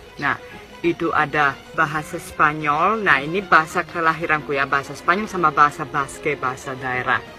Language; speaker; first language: Indonesian; non-native, fluent; Spanish